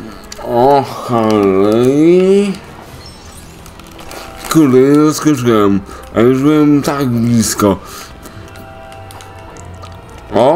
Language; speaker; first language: Polish; native; Polish